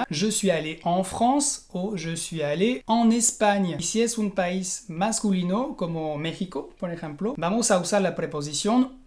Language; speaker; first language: Spanish; non-native, fluent; French